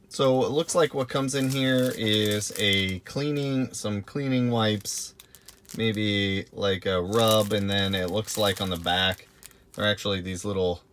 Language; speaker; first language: English; native; English